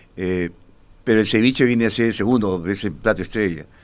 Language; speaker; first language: Spanish; native; Spanish